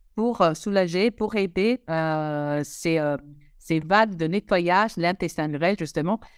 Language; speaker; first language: French; non-native, fluent; English